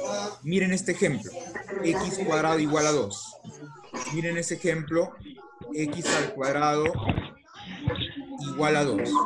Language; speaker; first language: Spanish; native; Spanish